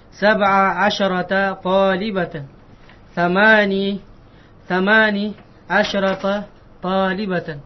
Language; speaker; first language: Arabic; non-native, learner; Indonesian